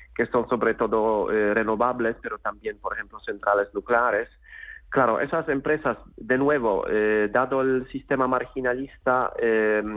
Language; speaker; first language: Spanish; non-native, fluent; Polish